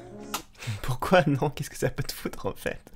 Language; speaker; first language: French; native; French